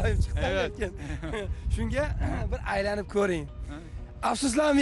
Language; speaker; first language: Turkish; non-native, learner; Uzbek